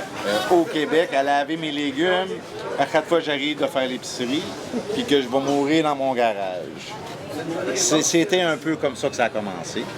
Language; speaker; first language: French; native; French